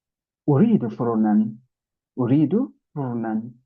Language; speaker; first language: Arabic; non-native, fluent; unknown